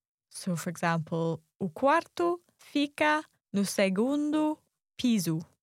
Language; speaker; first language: Portuguese; non-native, learner; English